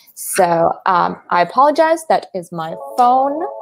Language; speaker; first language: English; native; English